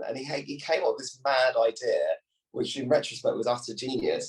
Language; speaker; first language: English; native; English